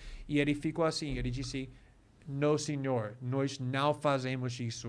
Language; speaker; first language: Portuguese; non-native, fluent; English